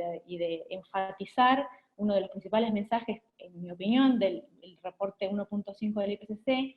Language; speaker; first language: Spanish; native; Spanish